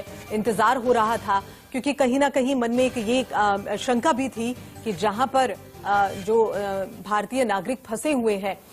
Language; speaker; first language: Hindi; native; Hindi